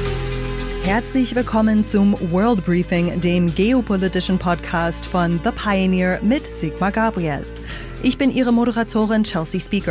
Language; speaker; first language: German; native; German